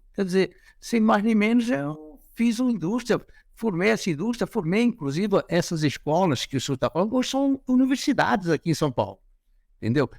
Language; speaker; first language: Portuguese; native; Portuguese